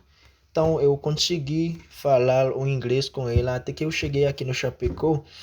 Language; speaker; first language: Portuguese; non-native, fluent; Haitian Creole